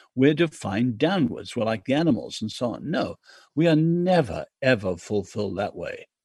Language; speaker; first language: English; native; English